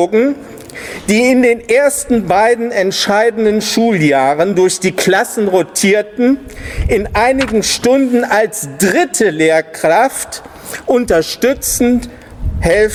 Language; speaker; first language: German; native; German